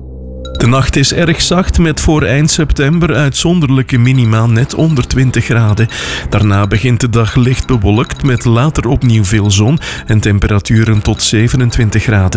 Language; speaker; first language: Dutch; native; Dutch